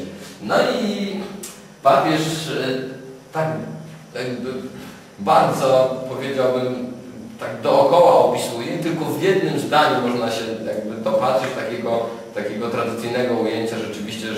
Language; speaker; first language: Polish; native; Polish